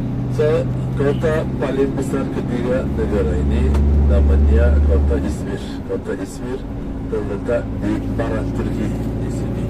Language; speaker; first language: Indonesian; non-native, fluent; Turkish